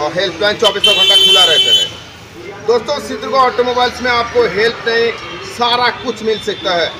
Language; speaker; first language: Hindi; non-native, local second language; Bangla